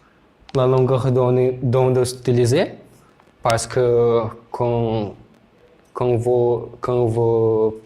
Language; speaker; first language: French; non-native, learner; Portuguese